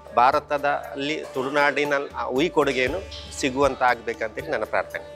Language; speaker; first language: Kannada; native; Kannada